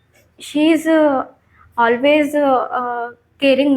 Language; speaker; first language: English; non-native, learner; Kannada